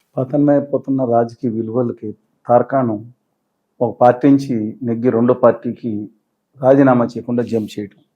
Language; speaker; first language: Telugu; native; Telugu